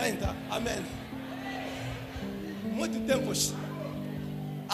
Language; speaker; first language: Portuguese; non-native, learner; Lingala